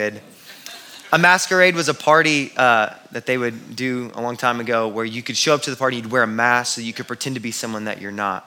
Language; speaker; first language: English; native; English